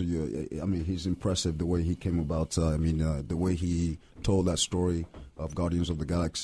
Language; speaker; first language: English; non-native, fluent; French